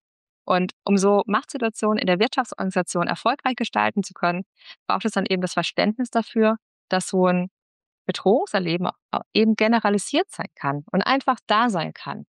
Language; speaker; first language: German; native; German